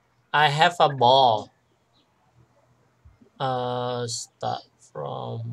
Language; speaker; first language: English; non-native, learner; Indonesian